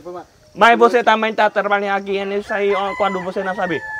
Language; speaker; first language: Portuguese; non-native, learner; Vietnamese